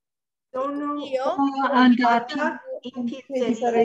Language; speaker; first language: Italian; non-native, learner; English